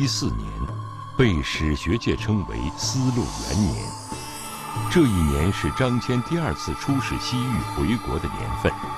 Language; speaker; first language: Chinese; native; Chinese